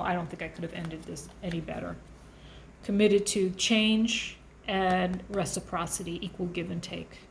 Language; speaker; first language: English; native; English